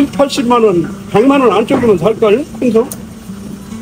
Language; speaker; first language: Korean; native; Korean